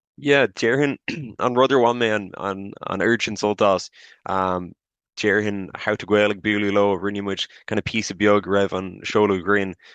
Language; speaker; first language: Irish; non-native, local second language; English